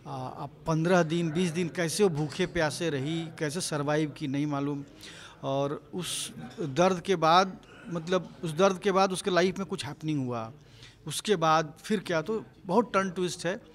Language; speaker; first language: Hindi; native; Hindi